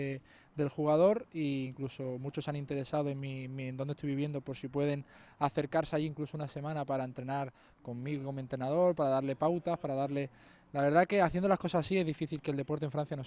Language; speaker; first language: Spanish; native; Spanish